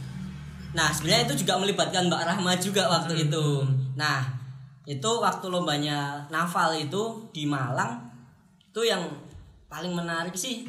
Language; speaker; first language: Indonesian; native; Indonesian